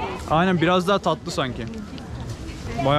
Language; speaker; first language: Turkish; native; Turkish